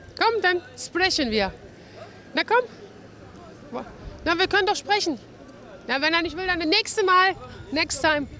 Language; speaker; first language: German; native; German